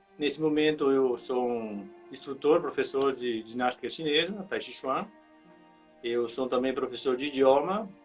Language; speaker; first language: Portuguese; non-native, fluent; Italian